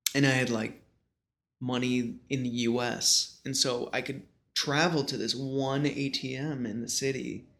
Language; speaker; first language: English; native; English